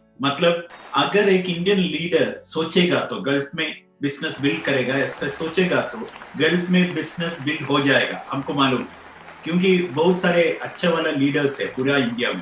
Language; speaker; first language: Hindi; non-native, local second language; Malayalam